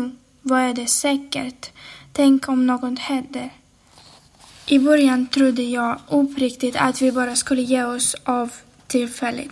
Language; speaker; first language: Swedish; non-native, fluent; Ukrainian